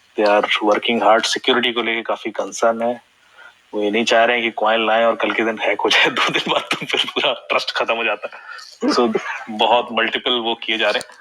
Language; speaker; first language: Hindi; native; Hindi